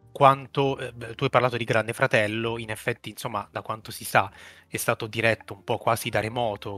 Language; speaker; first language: Italian; native; Italian